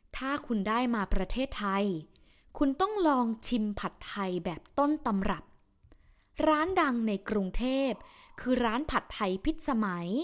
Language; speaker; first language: Thai; native; Thai